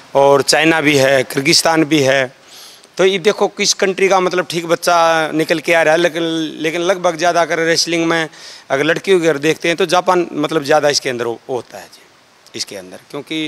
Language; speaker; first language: Hindi; native; Hindi